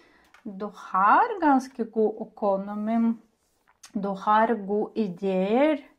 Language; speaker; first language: Norwegian; non-native, learner; Ukrainian